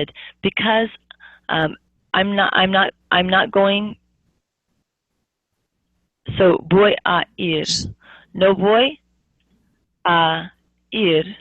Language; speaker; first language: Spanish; non-native, fluent; English